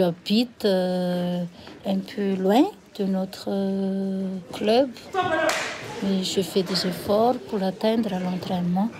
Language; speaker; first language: French; non-native, local second language; Malagasy